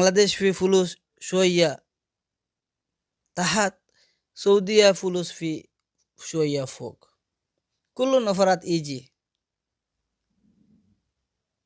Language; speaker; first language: Arabic; non-native, learner; Bangla